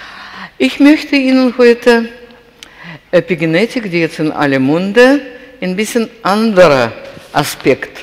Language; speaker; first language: German; non-native, fluent; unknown